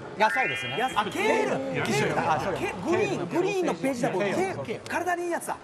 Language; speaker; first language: Japanese; native; Japanese